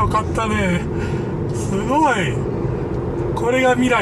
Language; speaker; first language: Japanese; native; Japanese